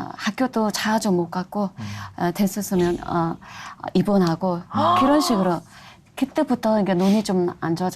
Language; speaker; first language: Korean; non-native, fluent; Mongolian